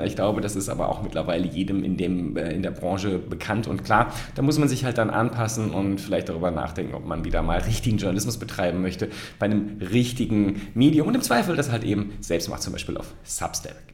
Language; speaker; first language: German; native; German